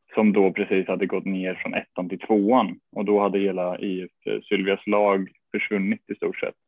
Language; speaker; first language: Swedish; native; Swedish